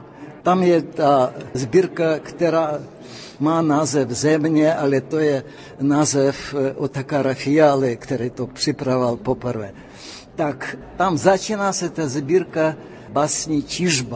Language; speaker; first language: Czech; non-native, fluent; Russian